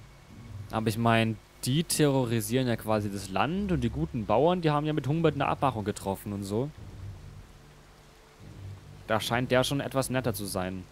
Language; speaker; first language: German; native; German